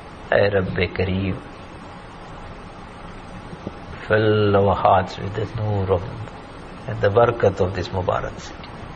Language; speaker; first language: English; early bilingual, other home language; Urdu